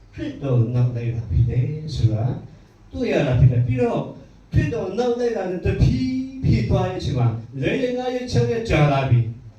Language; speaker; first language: Burmese; non-native, local second language; Hakha Chin